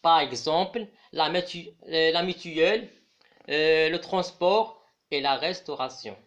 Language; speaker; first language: French; non-native, local second language; Arabic